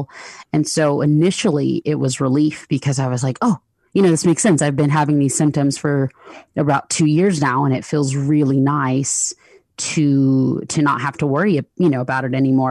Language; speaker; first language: English; native; English